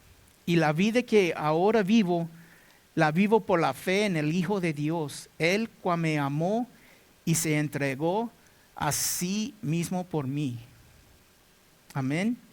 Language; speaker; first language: Spanish; non-native, learner; English